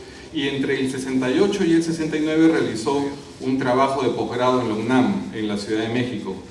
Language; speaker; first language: Spanish; native; Spanish